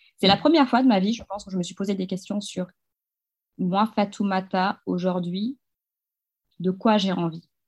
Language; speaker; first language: French; non-native, local second language; Fula